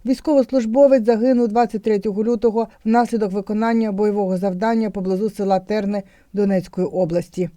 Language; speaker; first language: Ukrainian; native; Ukrainian